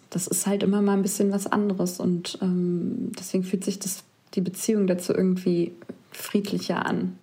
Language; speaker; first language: German; native; German